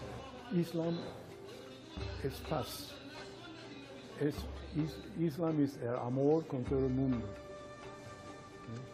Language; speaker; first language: Spanish; non-native, fluent; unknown